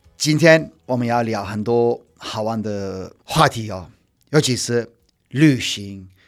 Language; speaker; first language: Chinese; non-native, fluent; Turkish